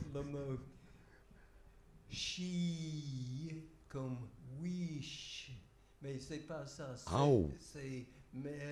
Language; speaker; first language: French; non-native, fluent; English